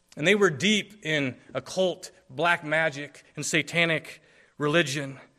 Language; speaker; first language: English; native; English